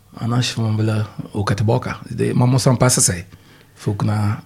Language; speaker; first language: Swedish; non-native, fluent; Igbo